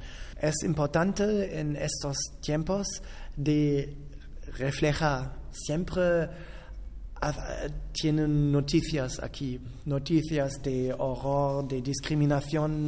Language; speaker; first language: Spanish; non-native, fluent; German